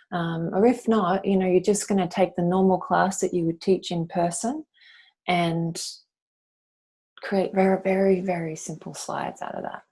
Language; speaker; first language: English; native; English